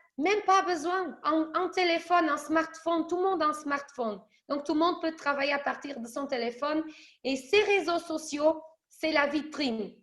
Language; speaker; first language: French; early bilingual, other home language; Portuguese